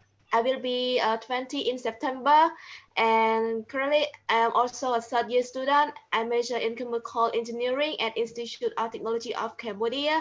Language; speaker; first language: English; non-native, learner; Khmer